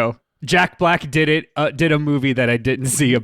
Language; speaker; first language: English; native; English